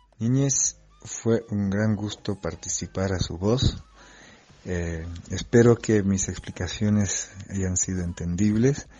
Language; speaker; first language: Spanish; non-native, fluent; French